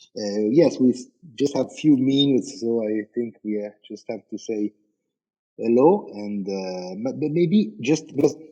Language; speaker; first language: English; non-native, fluent; Italian